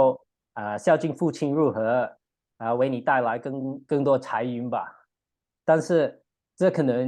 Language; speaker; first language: Chinese; early bilingual, heritage; English